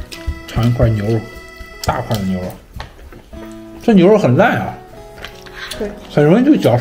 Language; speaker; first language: Chinese; non-native, fluent; English